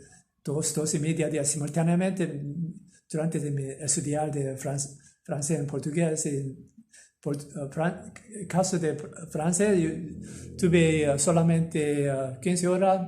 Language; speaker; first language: Spanish; non-native, learner; Korean